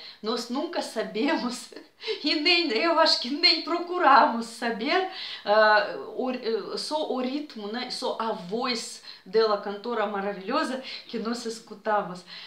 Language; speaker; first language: Portuguese; non-native, fluent; Russian